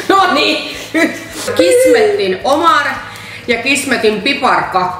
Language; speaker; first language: Finnish; native; Finnish